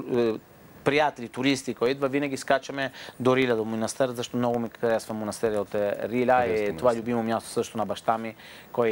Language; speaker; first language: Bulgarian; non-native, fluent; Italian